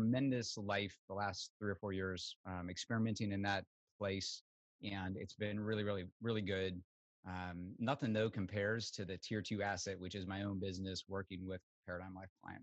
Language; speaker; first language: English; native; English